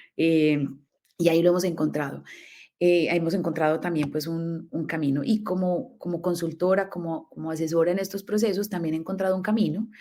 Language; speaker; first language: Spanish; native; Spanish